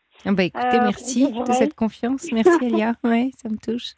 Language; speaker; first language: French; native; French